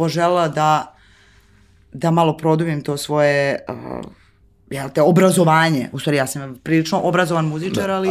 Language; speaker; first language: Serbian; native; Serbian